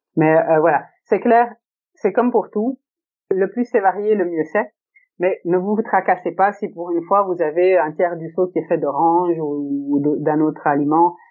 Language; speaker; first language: French; early bilingual, other home language; Italian